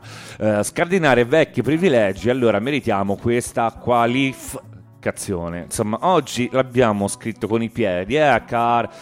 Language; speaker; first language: Italian; native; Italian